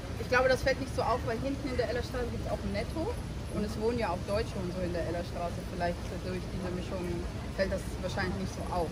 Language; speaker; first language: German; early bilingual, other home language; Arabic